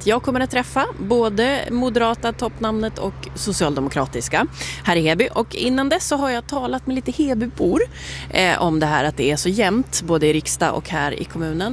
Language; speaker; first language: Swedish; native; Swedish